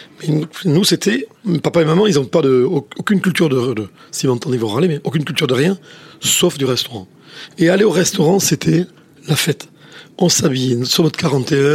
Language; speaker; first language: French; native; French